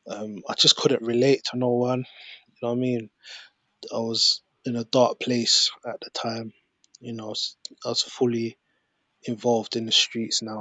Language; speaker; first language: English; native; English